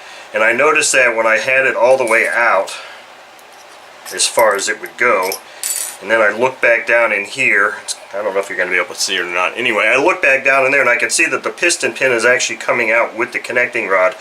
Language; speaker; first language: English; native; English